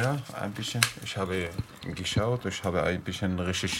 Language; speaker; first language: German; non-native, learner; Arabic